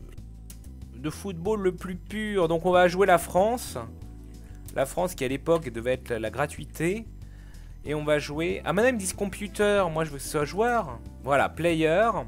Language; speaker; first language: French; native; French